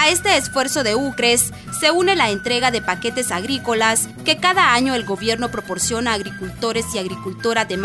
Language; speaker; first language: Spanish; native; Spanish